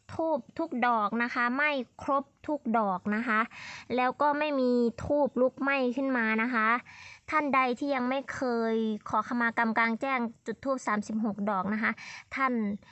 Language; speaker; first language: Thai; native; Thai